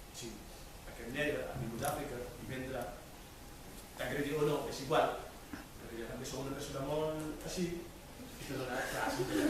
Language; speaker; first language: Catalan; non-native, fluent; Wolof